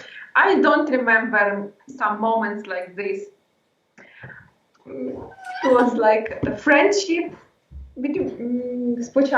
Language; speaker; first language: English; non-native, learner; Ukrainian